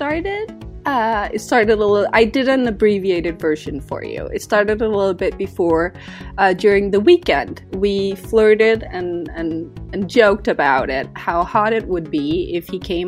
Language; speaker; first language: English; non-native, fluent; Danish